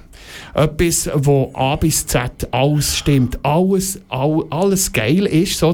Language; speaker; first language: German; native; German